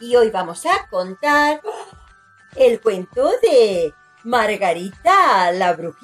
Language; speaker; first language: Spanish; native; Spanish